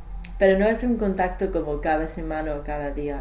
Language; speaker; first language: Spanish; non-native, fluent; English